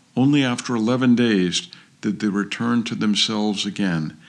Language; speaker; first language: English; native; English